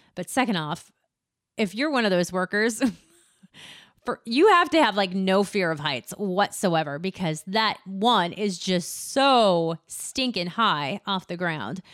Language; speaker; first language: English; native; English